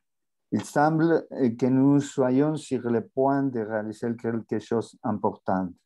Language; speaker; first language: French; non-native, learner; Spanish